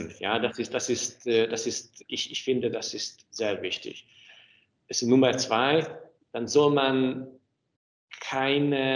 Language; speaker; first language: German; non-native, fluent; Hungarian